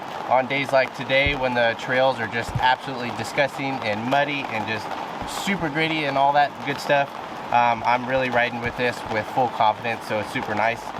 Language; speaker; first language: English; native; English